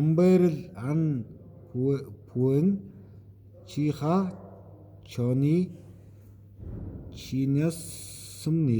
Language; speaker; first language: Korean; non-native, learner; Mongolian